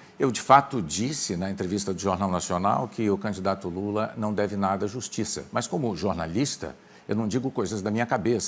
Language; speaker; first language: Portuguese; native; Portuguese